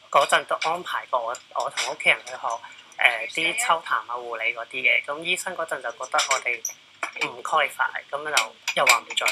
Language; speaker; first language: Cantonese; native; Cantonese